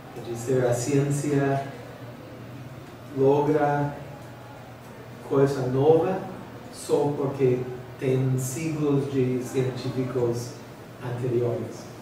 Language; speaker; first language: Portuguese; non-native, fluent; English